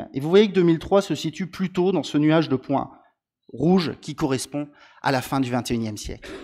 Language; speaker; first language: Italian; non-native, learner; French